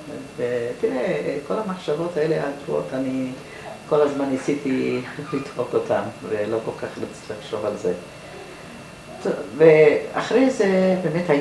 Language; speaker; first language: Hebrew; non-native, fluent; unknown